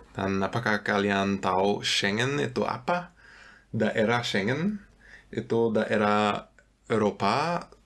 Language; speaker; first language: Indonesian; non-native, fluent; German